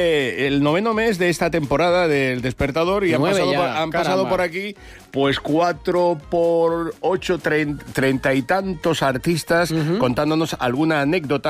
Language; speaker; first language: Spanish; native; Spanish